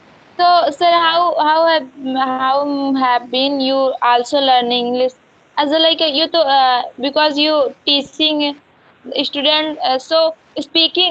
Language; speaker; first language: English; non-native, learner; Hindi